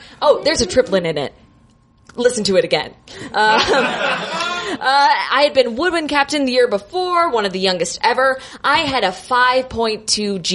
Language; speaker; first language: English; native; English